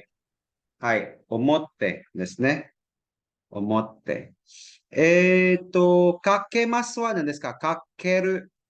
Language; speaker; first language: Japanese; non-native, fluent; Cebuano